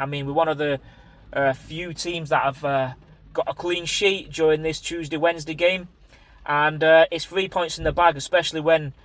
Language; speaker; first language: English; native; English